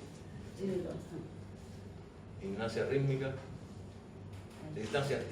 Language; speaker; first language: Spanish; native; Spanish